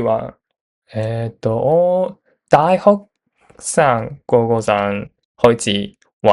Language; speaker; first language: Cantonese; non-native, learner; Japanese